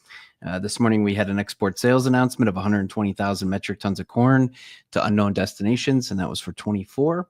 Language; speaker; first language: English; native; English